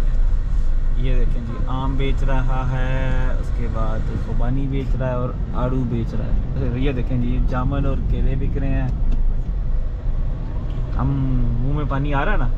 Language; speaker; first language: Urdu; native; Urdu